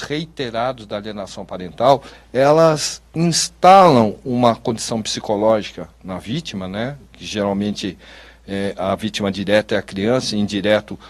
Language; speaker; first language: Portuguese; native; Portuguese